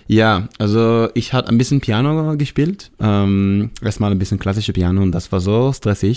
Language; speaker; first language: German; non-native, learner; Hebrew